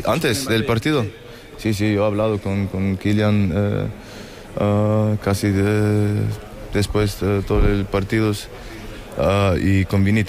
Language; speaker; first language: Spanish; non-native, fluent; German